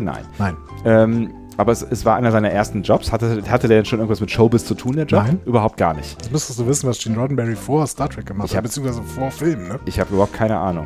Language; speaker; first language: German; native; German